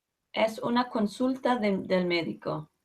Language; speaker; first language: Spanish; non-native, fluent; English